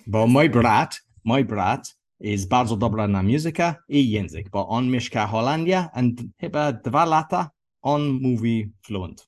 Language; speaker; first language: Polish; non-native, learner; English